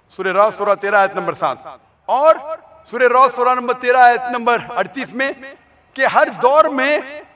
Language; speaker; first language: Hindi; non-native, local second language; Konkani